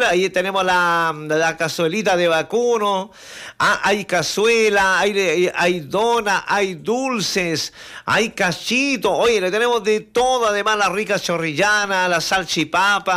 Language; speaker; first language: Spanish; native; Spanish